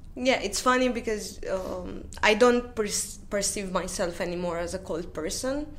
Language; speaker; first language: English; non-native, fluent; Romanian